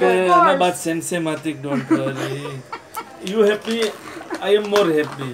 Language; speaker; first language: English; non-native, learner; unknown